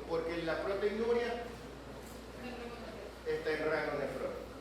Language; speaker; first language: Spanish; native; Spanish